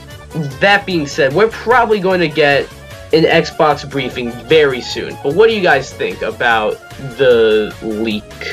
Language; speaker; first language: English; native; English